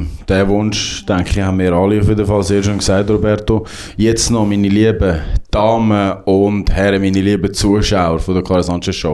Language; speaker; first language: German; native; German